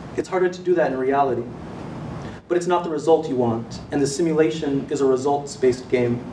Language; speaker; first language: English; native; English